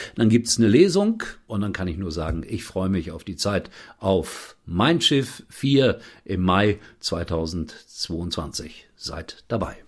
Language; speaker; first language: German; native; German